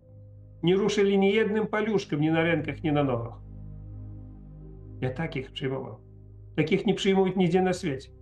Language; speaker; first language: Polish; non-native, learner; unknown